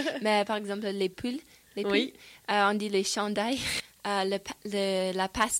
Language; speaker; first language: French; non-native, fluent; English